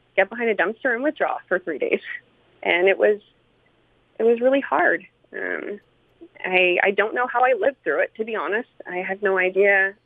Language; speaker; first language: English; native; English